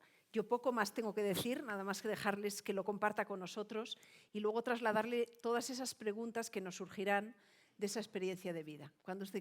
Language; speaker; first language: Spanish; native; Spanish